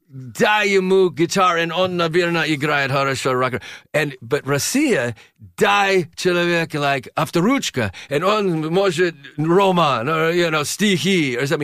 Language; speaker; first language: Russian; non-native, learner; English